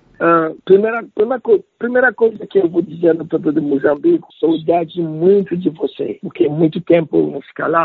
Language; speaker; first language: Portuguese; non-native, learner; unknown